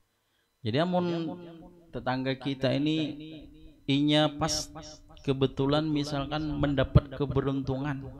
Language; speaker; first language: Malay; non-native, local second language; Banjar